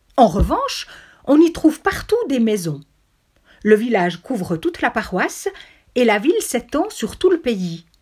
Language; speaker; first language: French; native; French